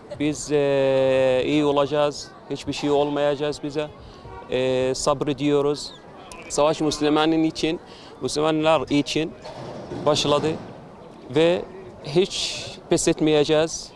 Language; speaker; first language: Turkish; non-native, fluent; Arabic